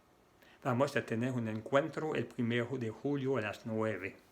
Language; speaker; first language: Spanish; non-native, fluent; French